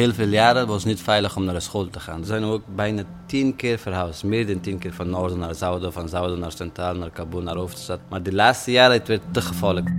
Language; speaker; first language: Dutch; non-native, fluent; Persian